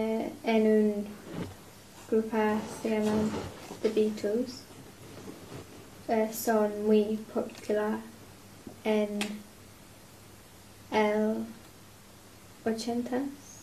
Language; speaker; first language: Spanish; non-native, learner; English